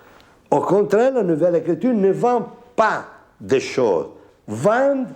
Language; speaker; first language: French; non-native, fluent; Italian